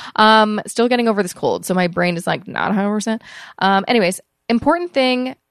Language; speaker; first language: English; native; English